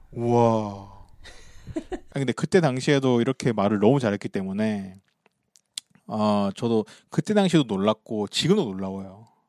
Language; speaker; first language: Korean; native; Korean